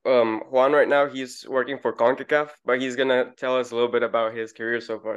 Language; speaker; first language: English; non-native, fluent; Spanish